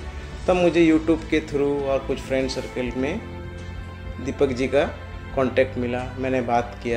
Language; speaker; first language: Hindi; non-native, local second language; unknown